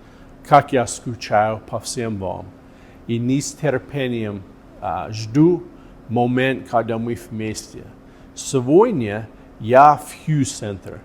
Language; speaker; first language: Russian; non-native, fluent; English